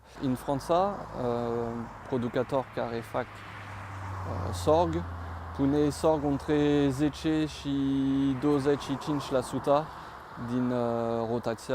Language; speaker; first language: Romanian; non-native, fluent; French